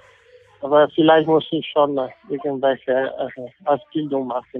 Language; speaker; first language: German; non-native, fluent; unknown